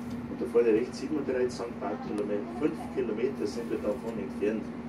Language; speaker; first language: German; native; German